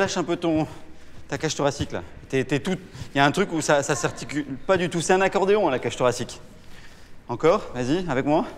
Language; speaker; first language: French; native; French